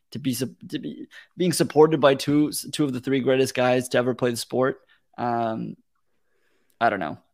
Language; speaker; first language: English; early bilingual, other home language; Russian